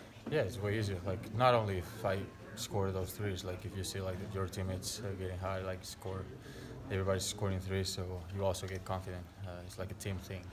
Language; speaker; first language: English; non-native, fluent; Spanish